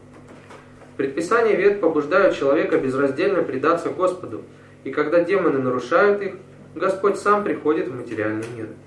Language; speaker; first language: Russian; native; Russian